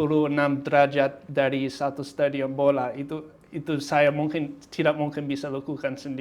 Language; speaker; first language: Indonesian; non-native, fluent; English